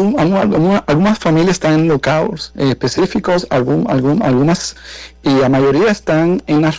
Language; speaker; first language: Portuguese; non-native, learner; Spanish